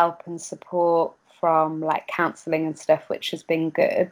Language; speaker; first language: English; native; English